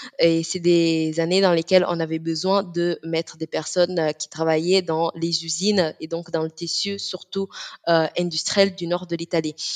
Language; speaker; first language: French; non-native, fluent; Italian